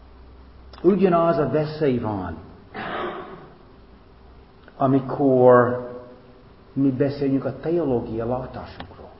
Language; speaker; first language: Hungarian; non-native, fluent; English